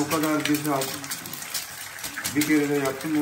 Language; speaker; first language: Turkish; non-native, learner; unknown